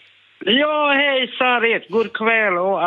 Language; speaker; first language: Swedish; non-native, learner; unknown